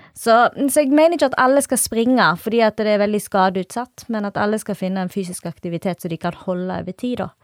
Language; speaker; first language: Norwegian; native; Norwegian